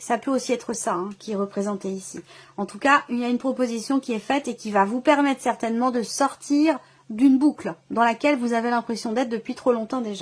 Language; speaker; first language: French; native; French